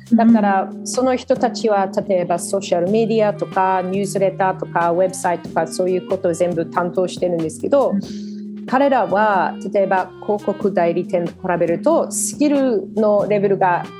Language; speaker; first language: Japanese; non-native, fluent; English